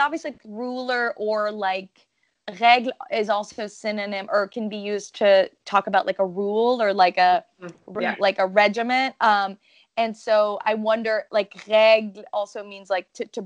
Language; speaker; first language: English; non-native, fluent; French